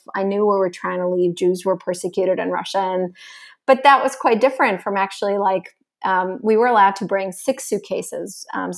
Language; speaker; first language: English; early bilingual, other home language; Russian